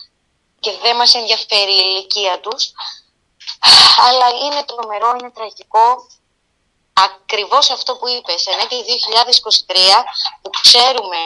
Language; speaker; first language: Greek; native; Greek